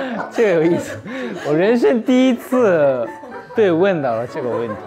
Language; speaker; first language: Chinese; non-native, fluent; Japanese